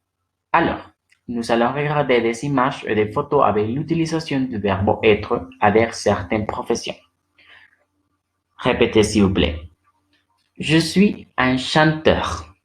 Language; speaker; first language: French; non-native, learner; Spanish